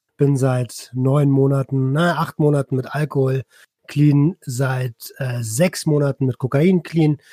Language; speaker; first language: German; native; German